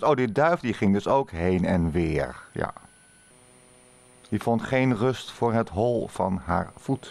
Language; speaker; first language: Dutch; native; Dutch